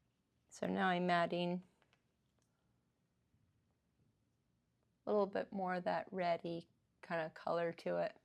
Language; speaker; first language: English; native; English